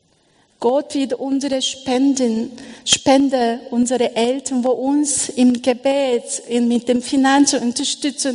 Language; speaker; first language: German; non-native, learner; Korean